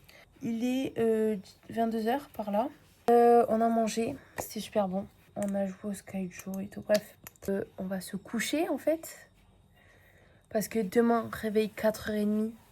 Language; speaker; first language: French; native; French